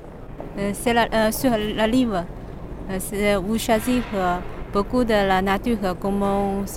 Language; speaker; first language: French; non-native, learner; Chinese